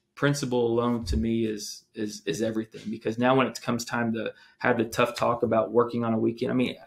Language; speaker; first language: English; native; English